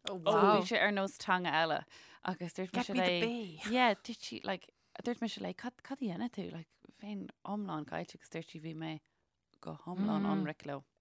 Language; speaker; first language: Irish; native; Irish